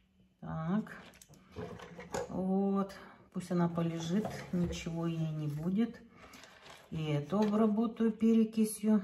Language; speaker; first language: Russian; native; Russian